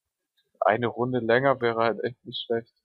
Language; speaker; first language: German; native; German